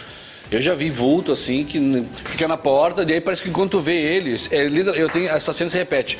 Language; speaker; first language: Portuguese; native; Portuguese